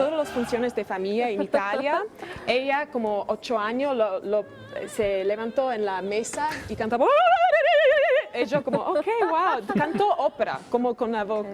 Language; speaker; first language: Spanish; non-native, fluent; Italian